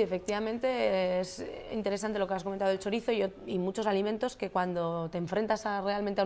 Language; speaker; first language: Spanish; native; Spanish